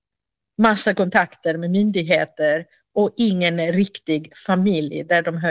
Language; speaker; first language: Swedish; non-native, fluent; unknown